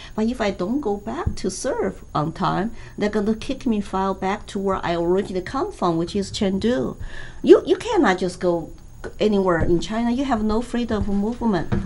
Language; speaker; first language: English; non-native, fluent; Chinese